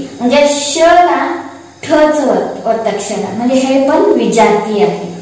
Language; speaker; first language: Marathi; non-native, local second language; Kannada